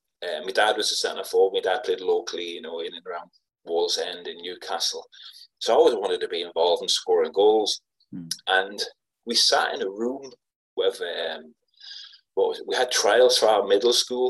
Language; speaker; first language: English; native; English